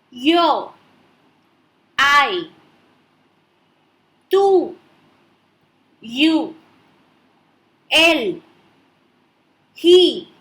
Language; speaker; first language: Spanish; non-native, fluent; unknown